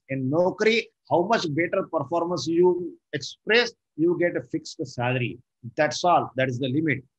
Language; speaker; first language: English; non-native, local second language; Marathi